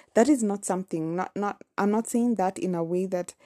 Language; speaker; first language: English; non-native, local second language; Kamba